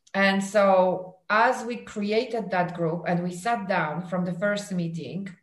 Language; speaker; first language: English; non-native, fluent; Polish